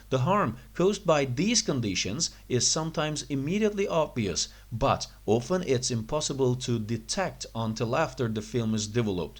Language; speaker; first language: English; non-native, fluent; Turkish